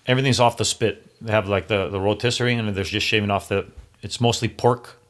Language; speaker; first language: English; early bilingual, other home language; Greek